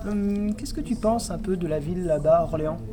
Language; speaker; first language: French; native; French